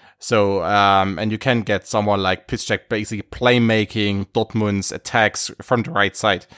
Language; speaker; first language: English; non-native, fluent; German